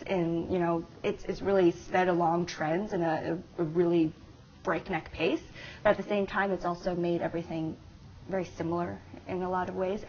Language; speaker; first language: English; native; English